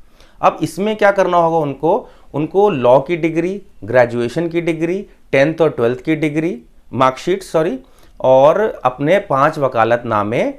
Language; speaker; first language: Hindi; native; Hindi